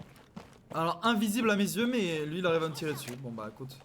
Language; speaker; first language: French; native; French